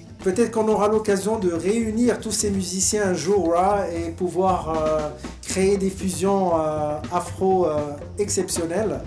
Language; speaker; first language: French; native; French